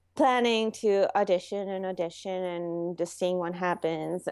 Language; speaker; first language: English; non-native, fluent; Hebrew